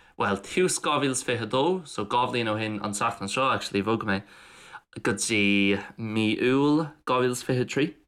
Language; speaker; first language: Irish; non-native, local second language; English